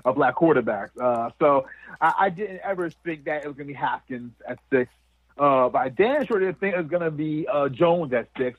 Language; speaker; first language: English; native; English